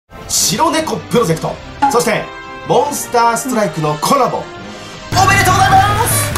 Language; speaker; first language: Japanese; native; Japanese